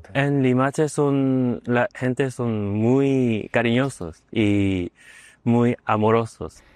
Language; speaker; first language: Spanish; non-native, learner; Korean